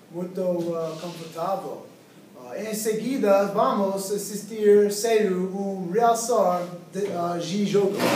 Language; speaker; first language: Portuguese; non-native, learner; English